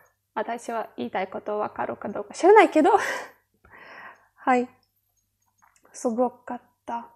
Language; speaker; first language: Japanese; non-native, fluent; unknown